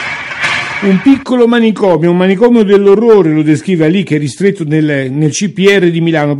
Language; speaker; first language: Italian; native; Italian